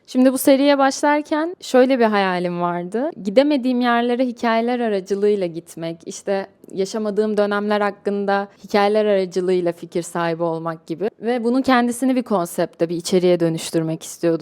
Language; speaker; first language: Turkish; native; Turkish